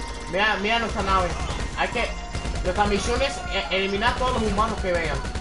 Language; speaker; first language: Spanish; early bilingual, heritage; Spanish